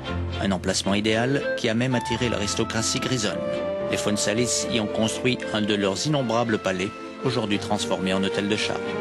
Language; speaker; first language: French; native; French